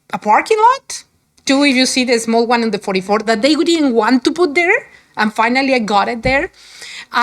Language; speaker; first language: English; non-native, fluent; Spanish